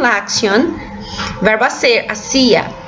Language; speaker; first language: Spanish; non-native, fluent; Portuguese